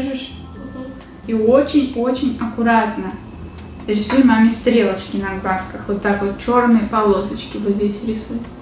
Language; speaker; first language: Russian; native; Russian